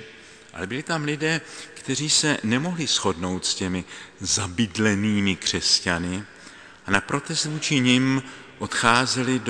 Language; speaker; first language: Czech; native; Czech